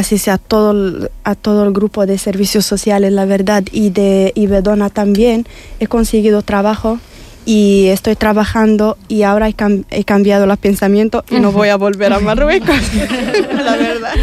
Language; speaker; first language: Spanish; non-native, learner; Arabic